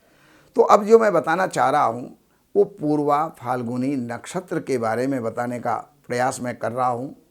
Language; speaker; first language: Hindi; native; Hindi